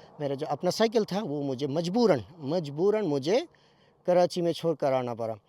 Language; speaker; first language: Urdu; non-native, fluent; Bangla